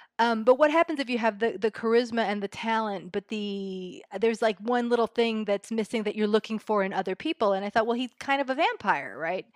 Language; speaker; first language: English; early bilingual, other home language; Spanish